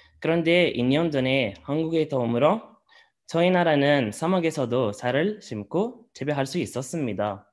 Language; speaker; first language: Korean; non-native, learner; Arabic